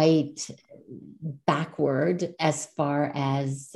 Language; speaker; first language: English; early bilingual, other home language; Czech